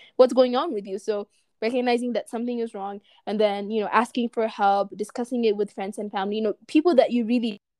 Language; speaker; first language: English; non-native, fluent; Amharic